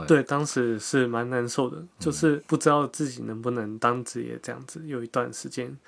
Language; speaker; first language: Chinese; native; Chinese